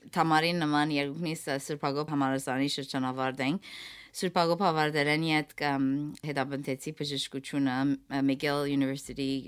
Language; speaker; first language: Armenian; early bilingual, heritage; Armenian